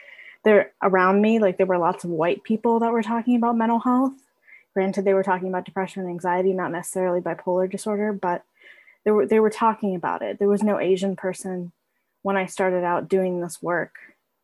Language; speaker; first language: English; native; English